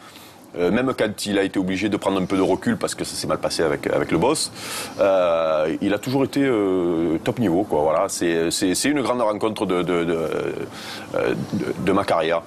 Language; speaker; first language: French; native; French